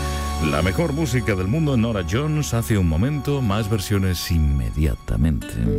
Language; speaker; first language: Spanish; native; Spanish